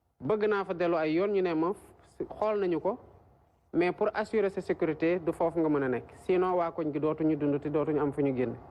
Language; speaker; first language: Wolof; native; Wolof